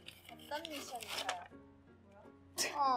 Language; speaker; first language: Korean; native; Korean